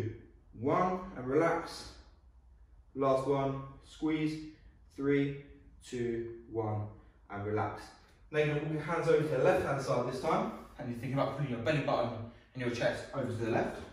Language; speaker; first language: English; native; English